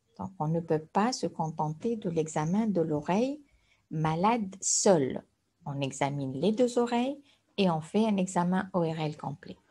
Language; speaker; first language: French; non-native, local second language; Arabic